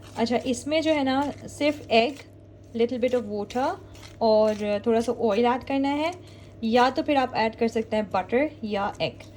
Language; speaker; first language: Urdu; native; Urdu